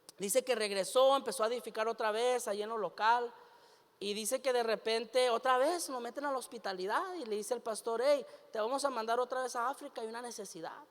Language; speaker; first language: Spanish; early bilingual, heritage; Spanish